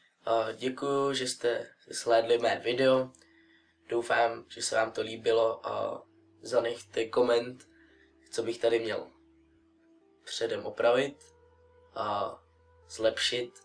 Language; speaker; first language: Czech; early bilingual, other home language; Russian